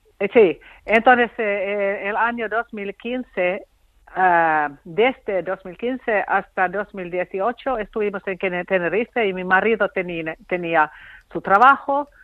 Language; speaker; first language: Spanish; non-native, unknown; Finnish